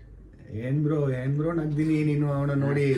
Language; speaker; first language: Kannada; non-native, learner; Tamil